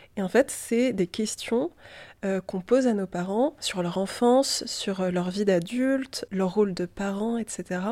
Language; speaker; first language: French; native; French